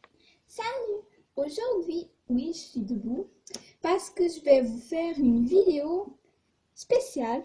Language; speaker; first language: French; non-native, fluent; Portuguese